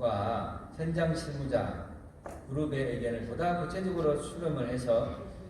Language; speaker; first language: Korean; native; Korean